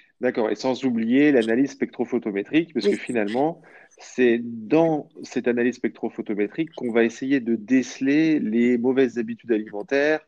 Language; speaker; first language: French; native; French